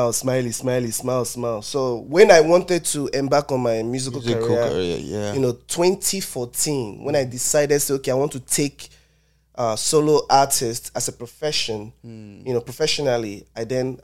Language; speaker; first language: English; non-native, local second language; Igbo